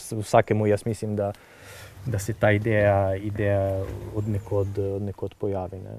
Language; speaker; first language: Slovenian; non-native, local second language; Italian